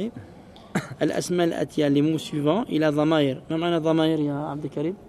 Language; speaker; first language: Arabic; early bilingual, heritage; Arabic